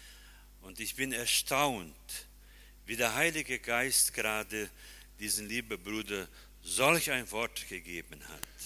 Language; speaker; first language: German; early bilingual, heritage; German